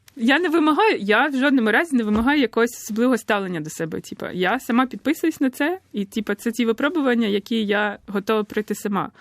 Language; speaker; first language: Ukrainian; native; Ukrainian